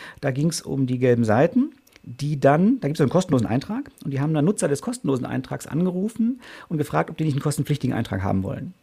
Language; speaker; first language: German; native; German